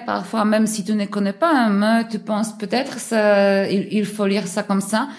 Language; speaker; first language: French; non-native, learner; Polish